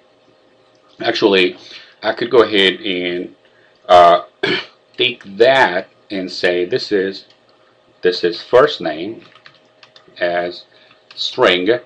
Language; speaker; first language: English; non-native, fluent; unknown